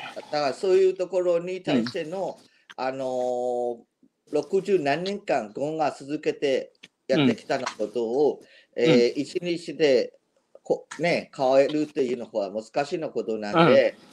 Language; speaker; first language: Japanese; non-native, fluent; Burmese